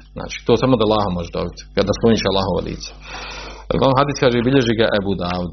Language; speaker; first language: Croatian; native; Croatian